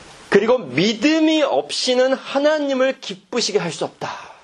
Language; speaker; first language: Korean; native; Korean